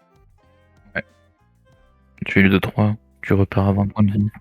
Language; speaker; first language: French; native; French